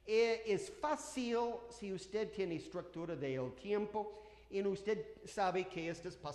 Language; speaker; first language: Spanish; non-native, learner; English